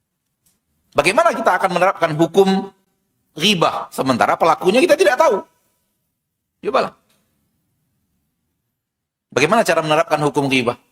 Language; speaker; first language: Indonesian; native; Indonesian